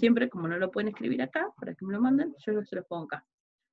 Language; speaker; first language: Spanish; native; Spanish